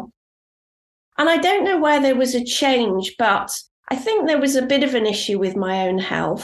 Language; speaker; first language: English; native; English